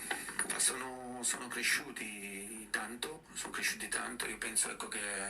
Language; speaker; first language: Italian; native; Italian